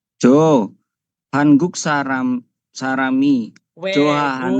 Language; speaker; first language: Korean; non-native, learner; Indonesian